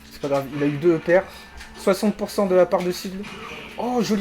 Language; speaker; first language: French; native; French